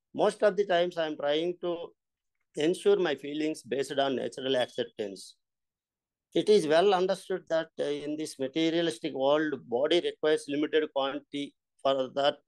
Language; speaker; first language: English; non-native, local second language; Telugu